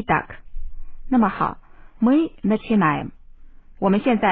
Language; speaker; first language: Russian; non-native, fluent; Chinese